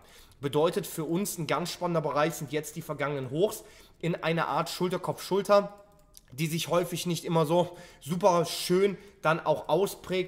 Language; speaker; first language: German; native; German